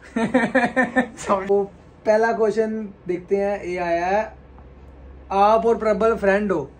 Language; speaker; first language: Hindi; native; Hindi